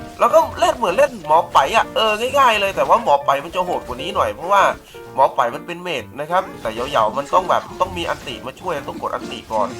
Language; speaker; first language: Thai; native; Thai